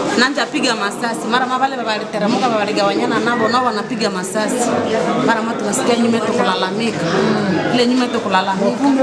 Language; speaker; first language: Swahili; non-native, local second language; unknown